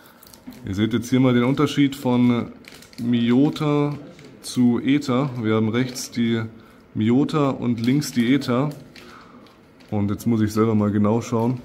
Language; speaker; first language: German; native; German